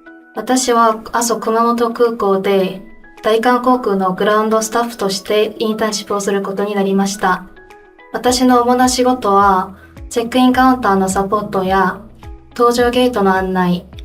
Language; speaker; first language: Japanese; non-native, fluent; Korean